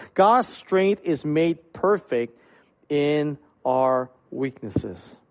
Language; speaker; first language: English; non-native, local second language; Cantonese